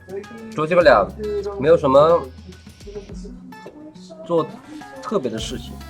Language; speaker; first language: Chinese; non-native, fluent; Korean